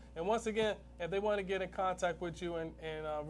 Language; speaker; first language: English; native; English